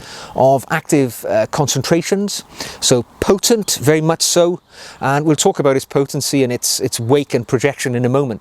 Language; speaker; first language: English; native; English